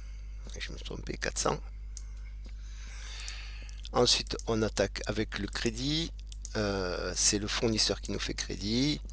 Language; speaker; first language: French; native; French